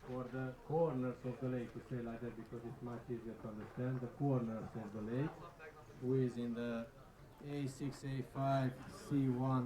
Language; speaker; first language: English; non-native, learner; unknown